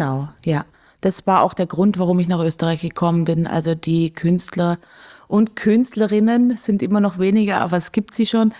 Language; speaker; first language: German; native; German